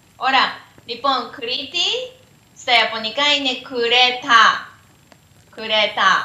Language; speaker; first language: Greek; non-native, learner; Japanese